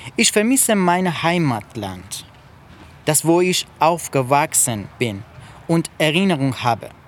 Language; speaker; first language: German; non-native, fluent; Persian